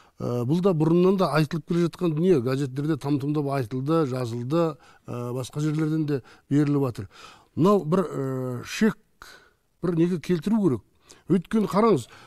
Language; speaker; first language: Kazakh; native; Kazakh